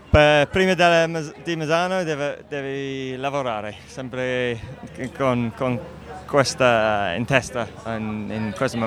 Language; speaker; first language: Italian; non-native, learner; English